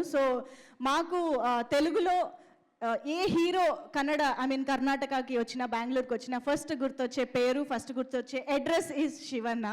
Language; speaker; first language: Telugu; native; Telugu